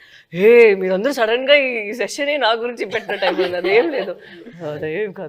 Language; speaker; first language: Telugu; non-native, fluent; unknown